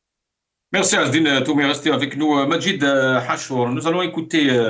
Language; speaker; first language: French; non-native, local second language; Arabic